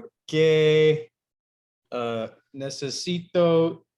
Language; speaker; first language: Spanish; non-native, learner; English